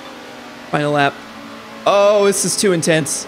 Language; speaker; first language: English; native; English